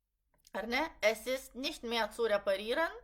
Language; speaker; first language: German; non-native, fluent; Lithuanian